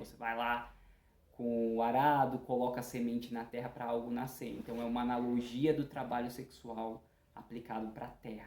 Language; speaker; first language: Portuguese; native; Portuguese